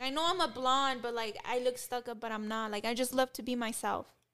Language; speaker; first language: English; early bilingual, other home language; Spanish